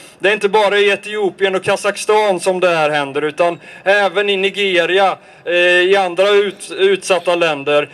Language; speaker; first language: Swedish; native; Swedish